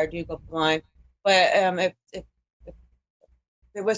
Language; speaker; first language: English; native; English